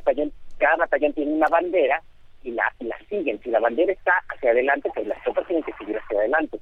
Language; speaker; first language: Spanish; native; Spanish